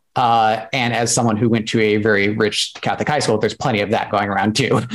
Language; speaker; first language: English; native; English